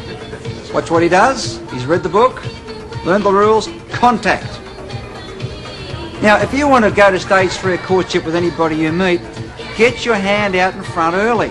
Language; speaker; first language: English; native; English